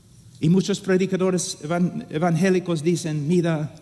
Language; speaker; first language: Spanish; non-native, fluent; English